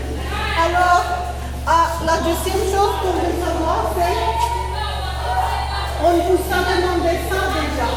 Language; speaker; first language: French; non-native, fluent; Spanish